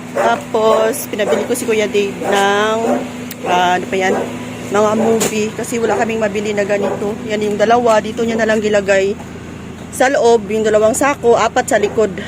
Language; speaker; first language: Filipino; native; Filipino